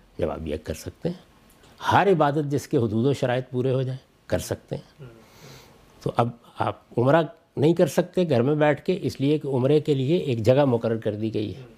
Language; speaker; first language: Urdu; non-native, local second language; Punjabi